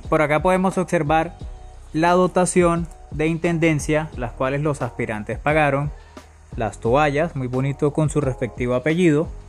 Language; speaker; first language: Spanish; native; Spanish